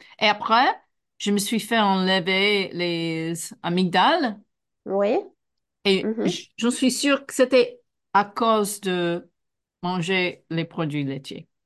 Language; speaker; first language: French; non-native, fluent; English